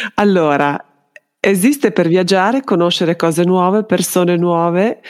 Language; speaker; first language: Italian; native; Italian